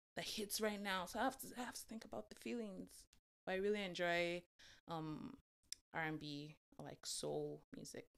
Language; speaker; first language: English; non-native, local second language; Yoruba